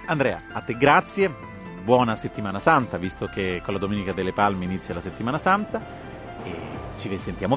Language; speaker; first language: Italian; native; Italian